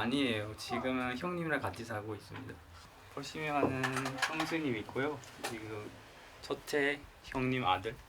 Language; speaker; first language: Korean; non-native, learner; Uzbek